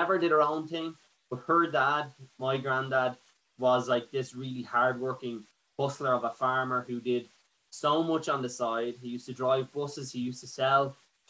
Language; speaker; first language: English; native; English